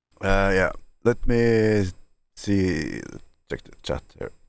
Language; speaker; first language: English; non-native, fluent; Norwegian